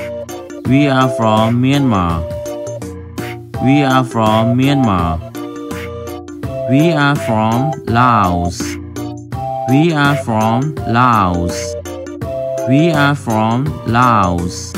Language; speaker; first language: English; non-native, fluent; Thai